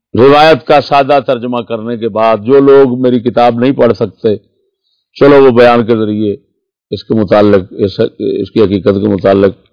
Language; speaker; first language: Urdu; native; Urdu